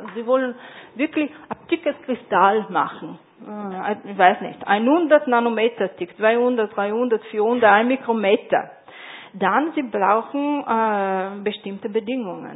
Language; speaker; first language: German; non-native, fluent; Italian